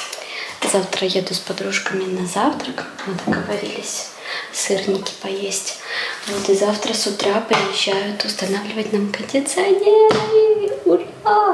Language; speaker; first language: Russian; native; Russian